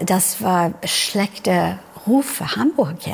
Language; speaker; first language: German; non-native, fluent; English